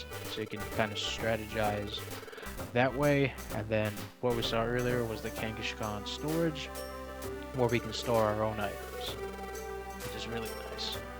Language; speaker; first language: English; native; English